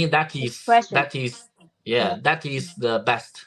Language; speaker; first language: English; non-native, learner; Chinese